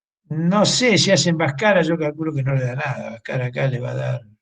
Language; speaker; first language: Spanish; native; Spanish